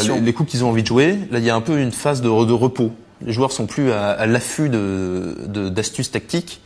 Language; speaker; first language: French; native; French